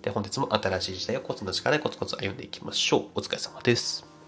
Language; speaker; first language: Japanese; native; Japanese